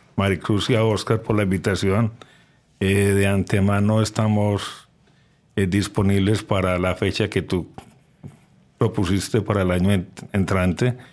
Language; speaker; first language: Spanish; native; Spanish